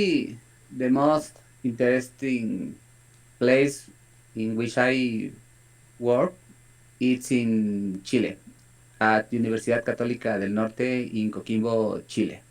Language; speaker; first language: English; non-native, learner; Spanish